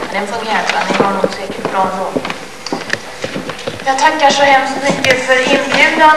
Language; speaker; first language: Swedish; native; Swedish